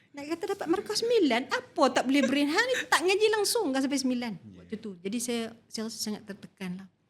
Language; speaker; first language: Malay; native; Malay